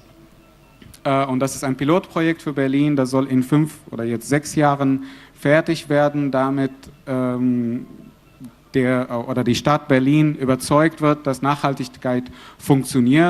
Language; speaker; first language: German; non-native, fluent; Arabic